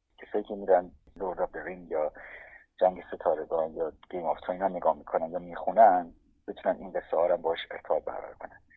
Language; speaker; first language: Persian; native; Persian